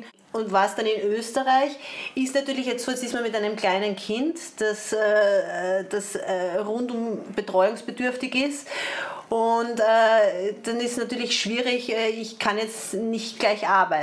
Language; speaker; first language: German; native; German